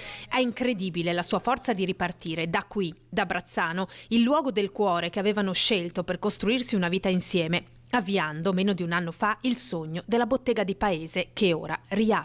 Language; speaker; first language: Italian; native; Italian